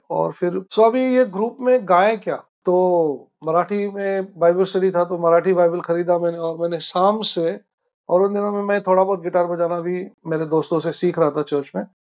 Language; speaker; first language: Hindi; non-native, local second language; Marathi